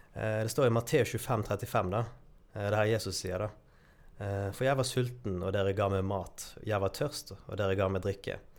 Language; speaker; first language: Norwegian; early bilingual, other home language; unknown